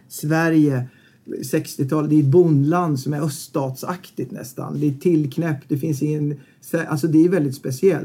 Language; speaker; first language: Swedish; native; Swedish